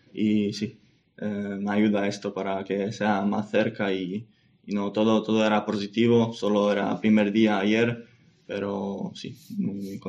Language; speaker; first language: Spanish; non-native, fluent; English